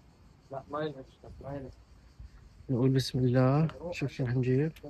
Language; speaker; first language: Arabic; native; Arabic